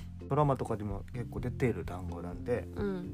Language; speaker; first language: Japanese; non-native, fluent; Korean